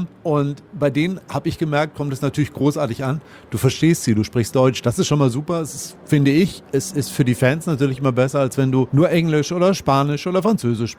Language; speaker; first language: German; native; German